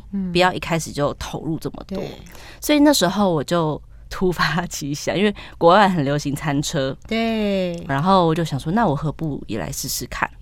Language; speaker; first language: Chinese; native; Chinese